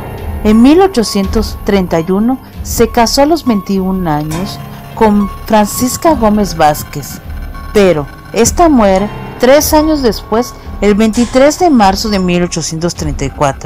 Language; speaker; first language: Spanish; native; Spanish